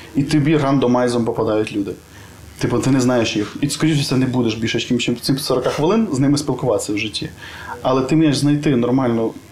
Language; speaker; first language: Ukrainian; native; Ukrainian